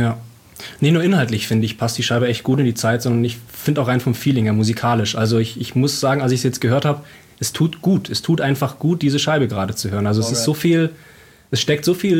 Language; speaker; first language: German; native; German